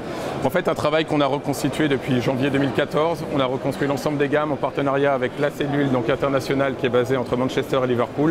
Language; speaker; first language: French; native; French